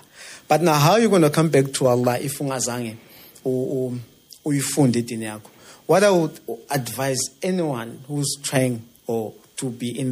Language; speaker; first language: English; non-native, local second language; Zulu